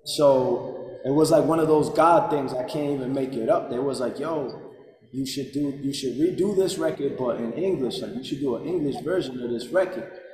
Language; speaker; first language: English; early bilingual, other home language; Spanish